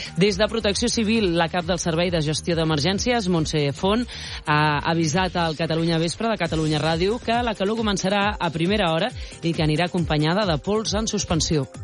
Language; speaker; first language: Catalan; native; Catalan